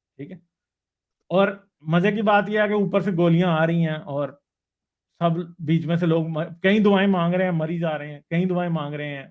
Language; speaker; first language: Urdu; native; Urdu